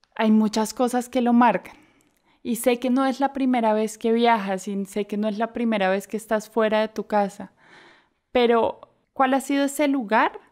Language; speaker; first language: Spanish; native; Spanish